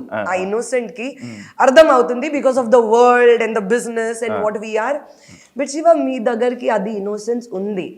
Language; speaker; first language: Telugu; non-native, fluent; Hindi